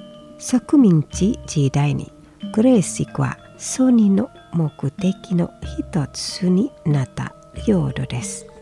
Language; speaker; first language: Japanese; non-native, fluent; Indonesian